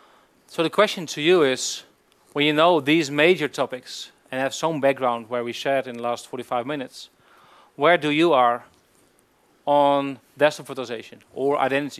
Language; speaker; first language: English; non-native, fluent; Dutch